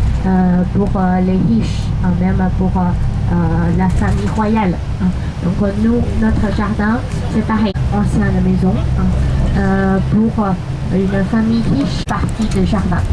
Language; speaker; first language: French; non-native, fluent; Chinese